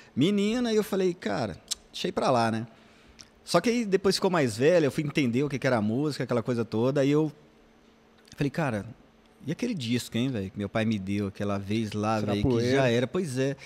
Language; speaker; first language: Portuguese; native; Portuguese